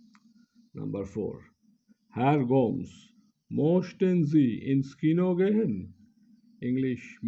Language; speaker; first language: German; non-native, fluent; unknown